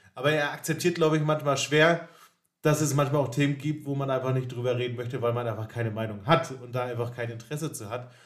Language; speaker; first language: German; native; German